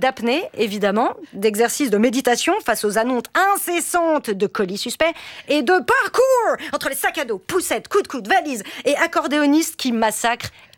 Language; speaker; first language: French; native; French